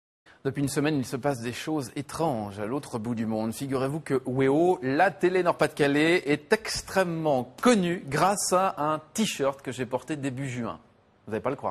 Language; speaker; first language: French; native; French